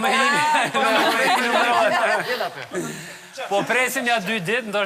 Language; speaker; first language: Albanian; native; Albanian